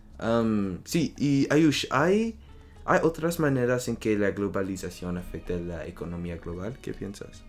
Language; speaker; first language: Spanish; non-native, learner; French